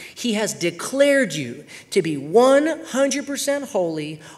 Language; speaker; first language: English; native; English